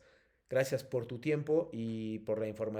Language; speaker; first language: Spanish; native; Spanish